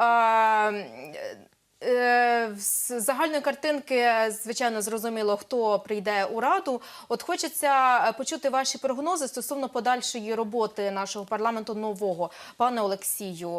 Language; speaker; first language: Ukrainian; native; Ukrainian